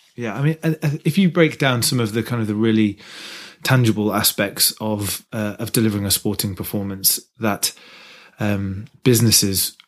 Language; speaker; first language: English; native; English